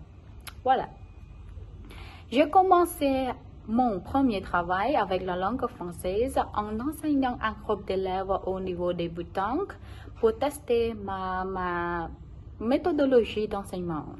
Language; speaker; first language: French; non-native, local second language; Khmer